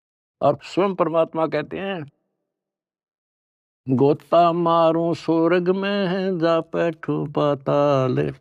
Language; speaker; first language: Hindi; native; Hindi